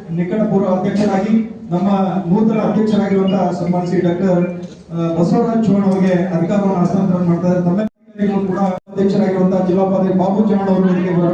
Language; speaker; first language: Kannada; non-native, local second language; Lambadi